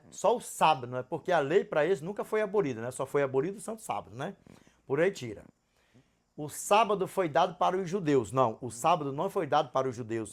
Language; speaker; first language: Portuguese; native; Portuguese